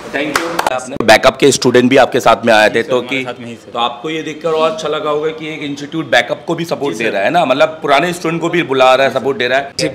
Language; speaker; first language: Hindi; native; Hindi